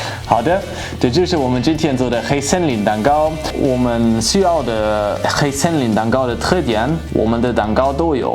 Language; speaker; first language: Chinese; non-native, fluent; German